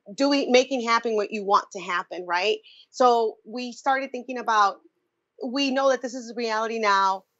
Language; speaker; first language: English; native; English